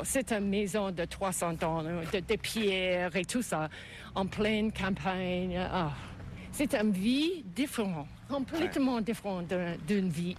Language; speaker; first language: French; non-native, fluent; English